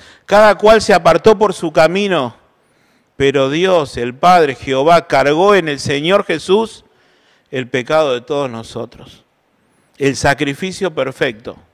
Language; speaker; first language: Spanish; native; Spanish